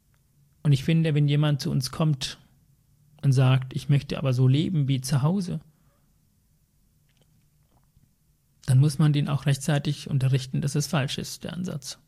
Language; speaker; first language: German; early bilingual, other home language; Tamil